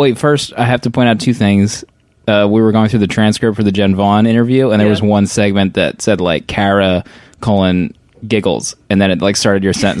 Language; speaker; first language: English; native; English